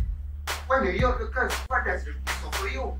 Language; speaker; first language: English; non-native, local second language; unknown